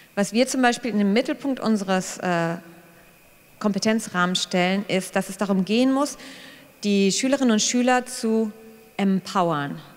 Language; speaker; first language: German; native; German